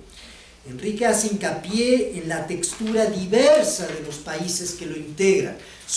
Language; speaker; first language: Spanish; native; Spanish